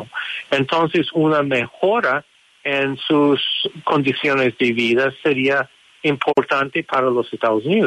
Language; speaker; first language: Spanish; non-native, fluent; English